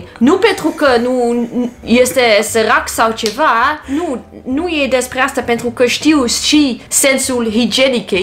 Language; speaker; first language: Romanian; non-native, learner; Dutch